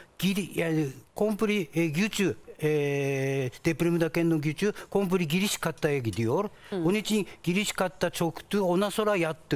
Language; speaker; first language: Turkish; non-native, fluent; Japanese